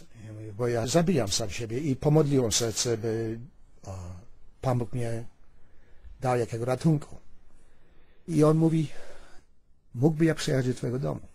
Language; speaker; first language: Polish; early bilingual, heritage; Polish